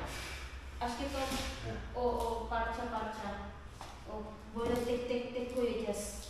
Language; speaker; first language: Turkish; non-native, learner; Filipino